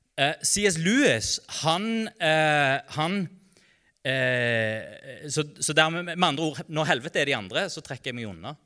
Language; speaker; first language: Norwegian; native; Norwegian